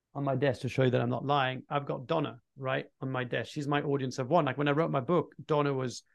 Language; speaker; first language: English; early bilingual, other home language; French